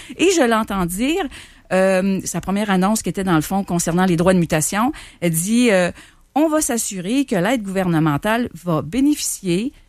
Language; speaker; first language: French; native; French